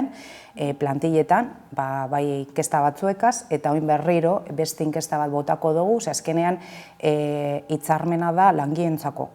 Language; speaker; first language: Basque; native; Basque